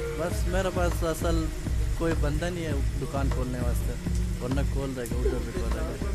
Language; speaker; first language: Hindi; non-native, local second language; Pashto